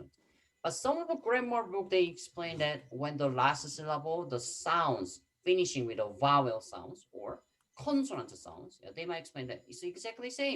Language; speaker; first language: English; non-native, fluent; Korean